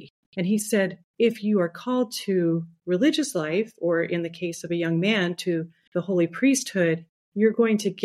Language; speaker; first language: English; native; English